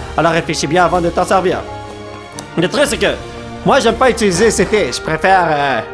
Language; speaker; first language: French; native; French